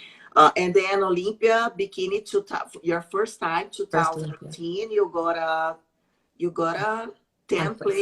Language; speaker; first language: English; non-native, learner; Portuguese